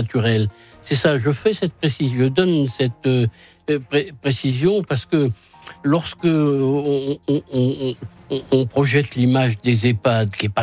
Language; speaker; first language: French; native; French